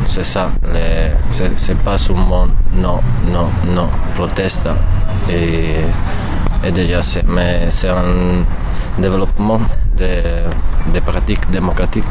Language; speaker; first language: French; non-native, learner; Italian